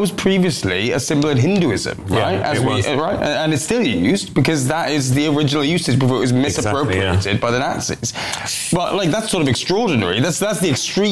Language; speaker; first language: English; native; English